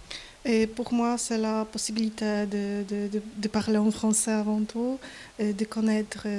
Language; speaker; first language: French; non-native, fluent; Polish